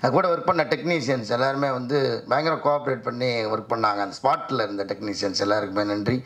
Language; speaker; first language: Tamil; native; Tamil